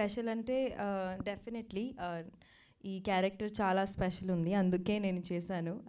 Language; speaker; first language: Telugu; non-native, local second language; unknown